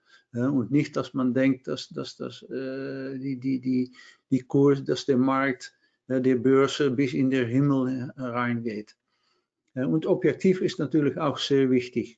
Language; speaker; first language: German; non-native, learner; Dutch